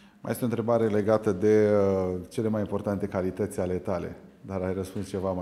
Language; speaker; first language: Romanian; native; Romanian